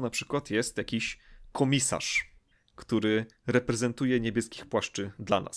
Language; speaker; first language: Polish; native; Polish